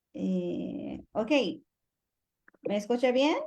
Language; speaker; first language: Spanish; early bilingual, other home language; English